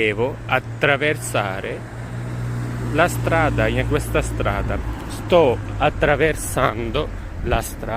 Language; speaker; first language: Italian; non-native, fluent; Urdu